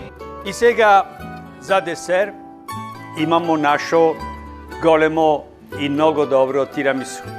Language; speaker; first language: Macedonian; non-native, learner; Italian